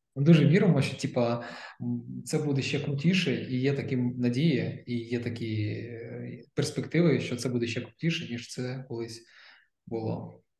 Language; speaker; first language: Ukrainian; non-native, local second language; Russian